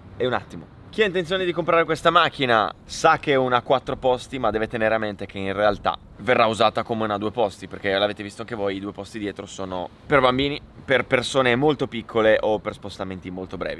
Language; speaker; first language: Italian; native; Italian